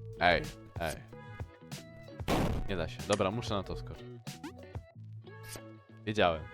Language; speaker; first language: Polish; native; Polish